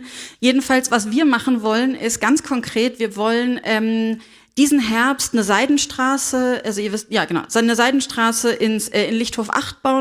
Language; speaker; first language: German; native; German